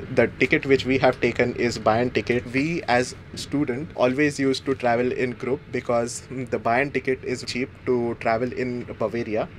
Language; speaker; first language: English; non-native, local second language; Marathi